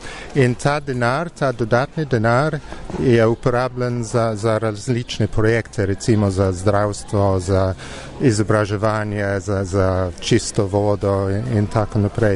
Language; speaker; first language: Slovenian; non-native, fluent; English